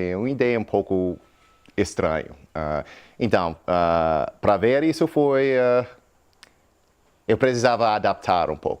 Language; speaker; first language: Portuguese; non-native, fluent; English